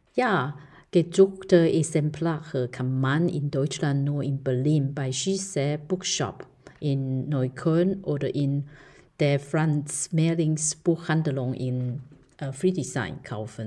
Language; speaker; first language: German; non-native, fluent; Chinese